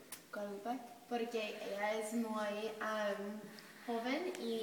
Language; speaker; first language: Spanish; non-native, learner; English